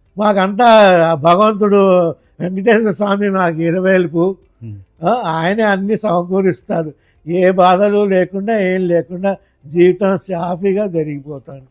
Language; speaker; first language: Telugu; native; Telugu